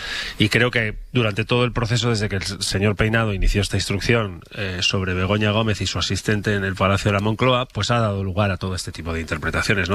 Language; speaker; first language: Spanish; native; Spanish